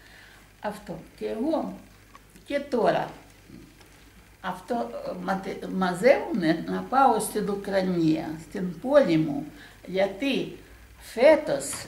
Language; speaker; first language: Greek; non-native, learner; Russian